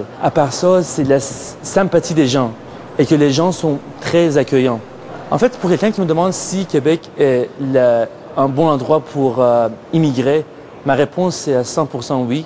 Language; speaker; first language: French; non-native, fluent; Persian